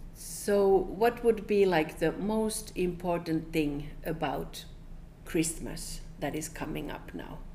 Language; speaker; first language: English; non-native, fluent; Finnish